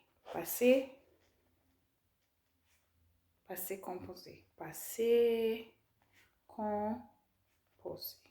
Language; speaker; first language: French; non-native, learner; English